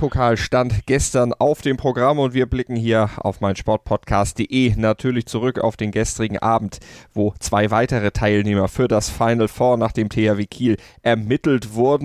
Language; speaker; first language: German; native; German